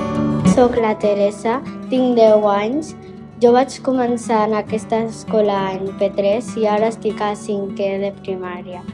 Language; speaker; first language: Catalan; non-native, local second language; Spanish